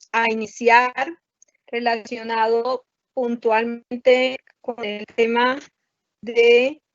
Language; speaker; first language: Spanish; native; Spanish